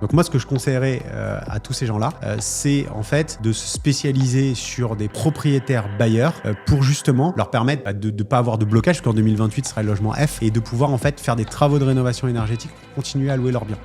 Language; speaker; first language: French; native; French